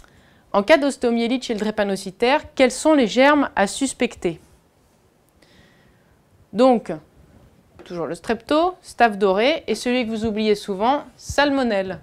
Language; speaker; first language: French; native; French